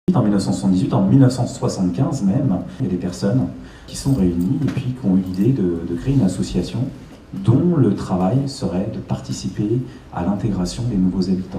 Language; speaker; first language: French; native; French